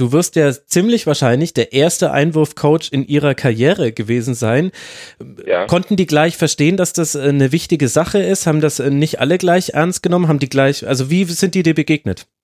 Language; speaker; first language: German; native; German